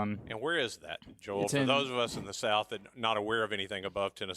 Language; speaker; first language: English; native; English